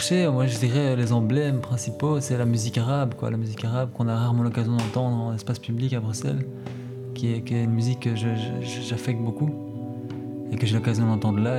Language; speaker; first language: French; native; French